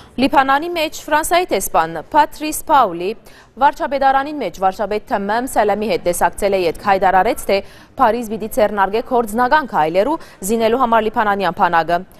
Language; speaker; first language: Armenian; early bilingual, heritage; Armenian